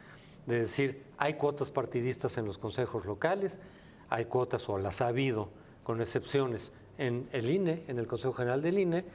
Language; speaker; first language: Spanish; native; Spanish